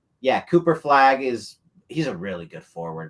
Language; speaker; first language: English; native; English